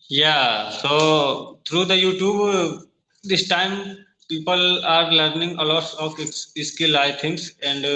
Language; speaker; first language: English; non-native, learner; Hindi